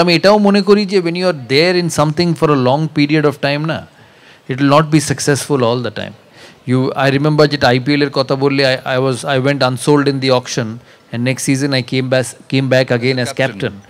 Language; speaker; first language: English; non-native, local second language; Bangla